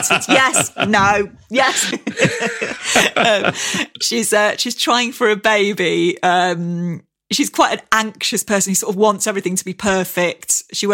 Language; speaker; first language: English; native; English